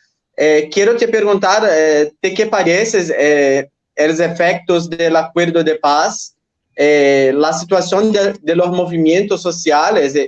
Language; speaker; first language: Spanish; non-native, fluent; Portuguese